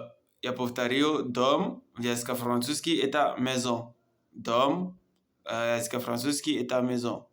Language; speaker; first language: Russian; non-native, learner; Comorian